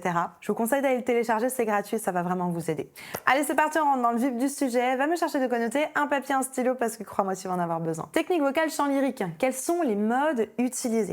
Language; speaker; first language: French; native; French